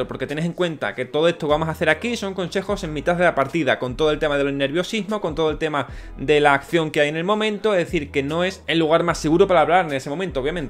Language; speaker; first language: Spanish; native; Spanish